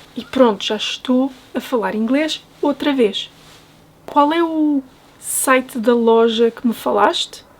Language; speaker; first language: Portuguese; native; Portuguese